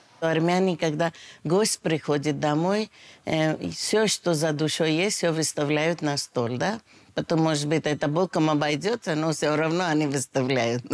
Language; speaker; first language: Russian; non-native, fluent; Hindi